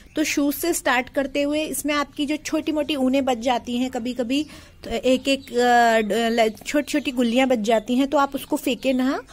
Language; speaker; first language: Hindi; native; Hindi